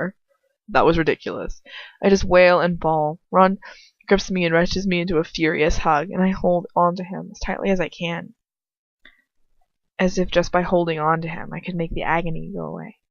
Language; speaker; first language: English; native; English